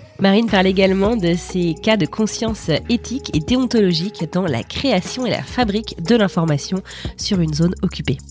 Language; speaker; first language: French; native; French